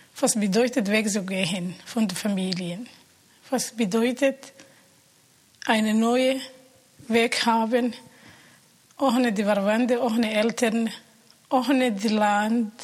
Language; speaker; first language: German; non-native, learner; Somali